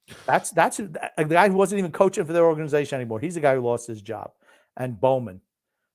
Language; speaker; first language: English; native; English